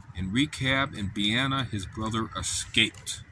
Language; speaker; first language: English; native; English